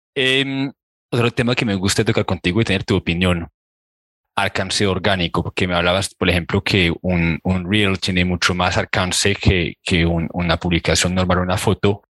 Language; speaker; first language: Spanish; native; Spanish